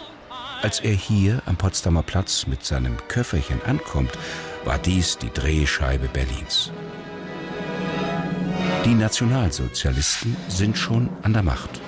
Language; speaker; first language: German; native; German